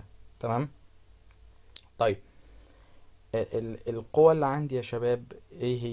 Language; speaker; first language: Arabic; native; Arabic